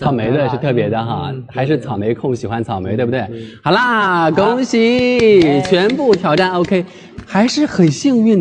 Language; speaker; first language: Chinese; native; Chinese